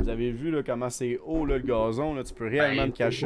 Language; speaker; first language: French; native; French